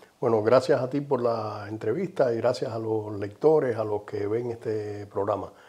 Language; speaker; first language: Spanish; native; Spanish